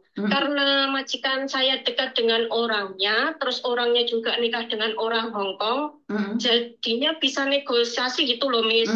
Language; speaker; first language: Indonesian; native; Indonesian